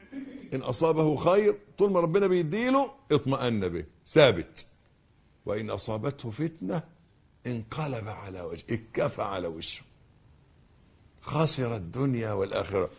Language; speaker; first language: Arabic; native; Arabic